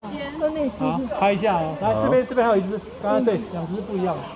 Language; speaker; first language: Chinese; native; Chinese